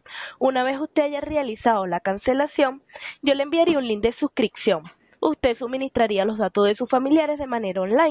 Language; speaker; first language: Spanish; native; Spanish